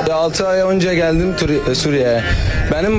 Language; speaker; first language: Turkish; non-native, learner; Arabic